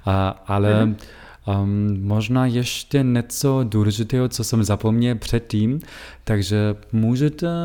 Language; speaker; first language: Czech; non-native, fluent; German